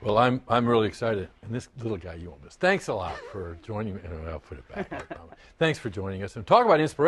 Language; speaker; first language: English; native; English